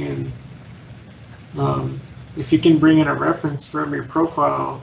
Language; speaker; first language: English; native; English